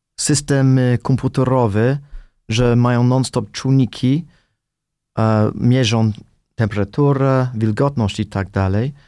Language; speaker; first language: Polish; non-native, fluent; English